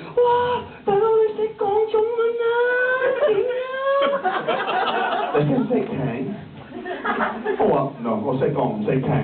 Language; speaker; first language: Cantonese; non-native, learner; English